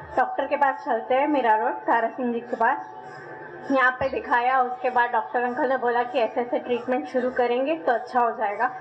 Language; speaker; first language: Hindi; native; Hindi